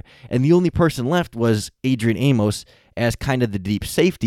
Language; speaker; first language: English; native; English